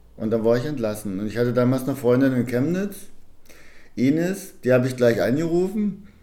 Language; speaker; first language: German; native; German